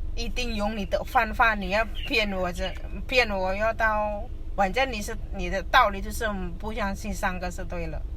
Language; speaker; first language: Chinese; non-native, fluent; Indonesian